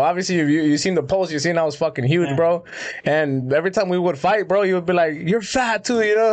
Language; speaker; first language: English; early bilingual, other home language; Spanish